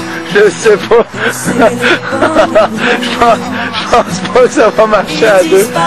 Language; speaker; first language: French; native; French